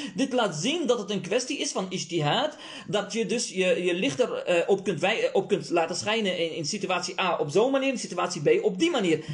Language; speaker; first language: Dutch; early bilingual, other home language; Arabic